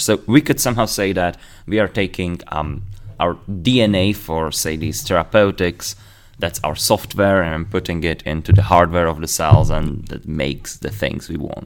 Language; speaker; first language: English; non-native, fluent; Slovak